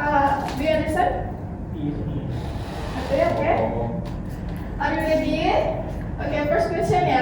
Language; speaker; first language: English; non-native, learner; Indonesian